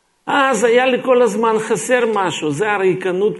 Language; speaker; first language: Hebrew; non-native, fluent; Russian